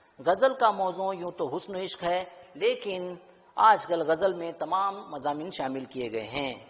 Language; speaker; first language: Urdu; native; Urdu